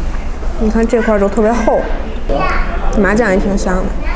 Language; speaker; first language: Chinese; native; Chinese